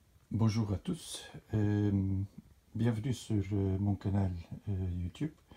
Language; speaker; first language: French; non-native, fluent; Dutch